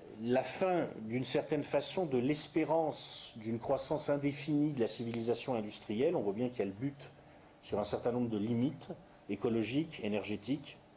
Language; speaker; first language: French; native; French